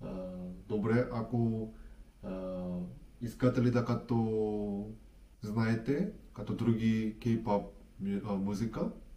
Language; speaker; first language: Bulgarian; non-native, learner; Korean